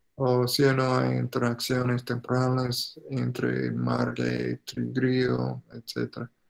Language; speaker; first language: Spanish; non-native, fluent; English